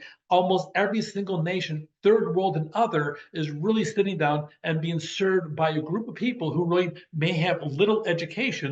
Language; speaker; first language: English; native; English